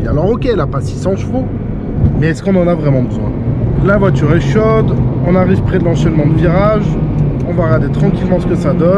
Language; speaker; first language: French; native; French